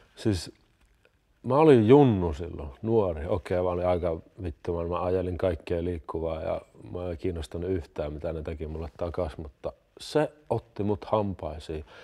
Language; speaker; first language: Finnish; native; Finnish